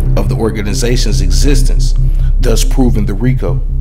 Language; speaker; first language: English; native; English